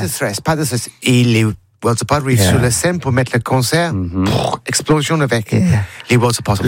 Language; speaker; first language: French; non-native, learner; English